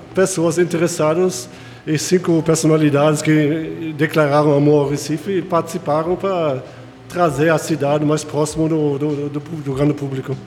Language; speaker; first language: Portuguese; non-native, fluent; German